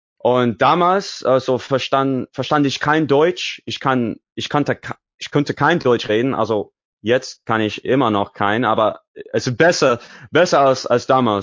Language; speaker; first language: German; non-native, learner; English